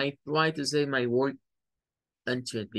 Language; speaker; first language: English; non-native, fluent; Spanish